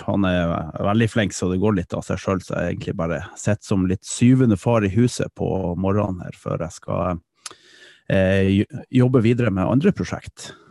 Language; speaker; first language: Norwegian; early bilingual, other home language; Dutch